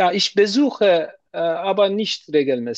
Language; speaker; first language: German; non-native, learner; Turkish